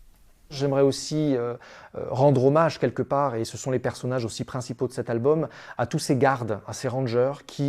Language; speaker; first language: French; native; French